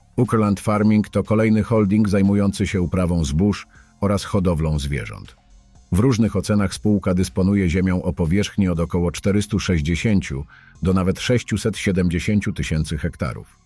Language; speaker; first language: Polish; native; Polish